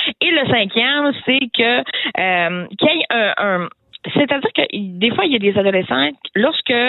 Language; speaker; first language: French; native; French